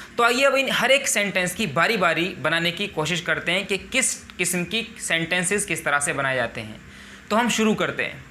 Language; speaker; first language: Urdu; native; Urdu